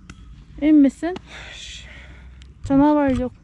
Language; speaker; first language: Turkish; non-native, learner; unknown